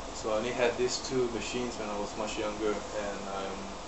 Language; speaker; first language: English; non-native, local second language; Chinese